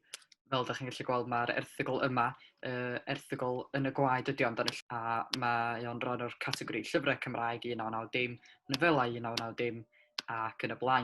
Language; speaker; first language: Welsh; native; Welsh